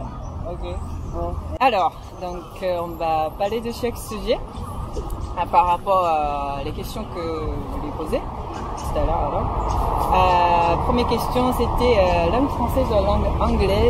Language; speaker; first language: French; non-native, fluent; Japanese